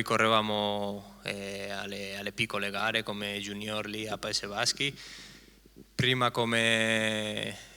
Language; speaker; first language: Italian; non-native, fluent; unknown